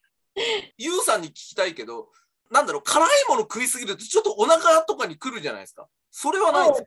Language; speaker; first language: Japanese; native; Japanese